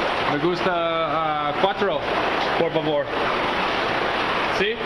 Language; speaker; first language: Spanish; non-native, learner; English